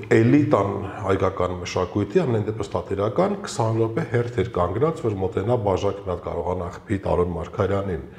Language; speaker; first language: Armenian; early bilingual, heritage; Armenian